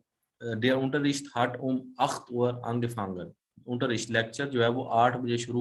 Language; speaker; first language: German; non-native, fluent; Urdu